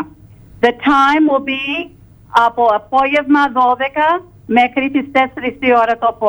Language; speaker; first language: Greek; early bilingual, heritage; Greek